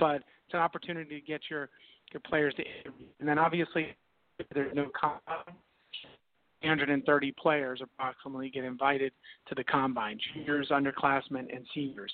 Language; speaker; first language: English; native; English